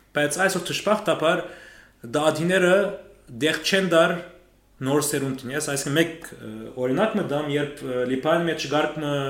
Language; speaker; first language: Armenian; early bilingual, heritage; Armenian